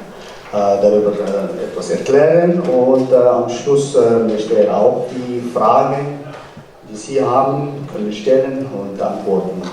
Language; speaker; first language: German; non-native, fluent; Tibetan